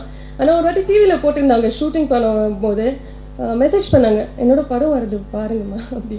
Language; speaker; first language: Tamil; non-native, local second language; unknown